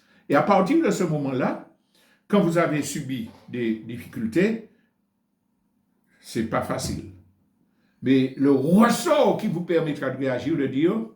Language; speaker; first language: French; native; French